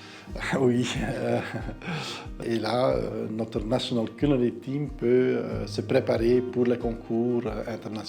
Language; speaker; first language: French; non-native, local second language; Dutch